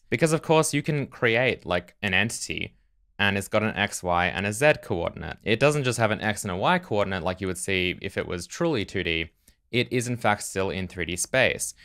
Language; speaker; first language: English; native; English